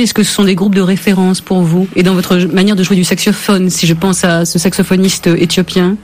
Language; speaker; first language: French; native; French